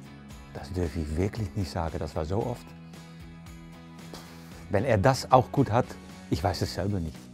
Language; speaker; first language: German; non-native, fluent; Dutch